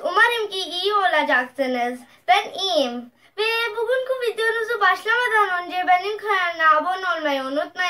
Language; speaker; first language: Turkish; non-native, learner; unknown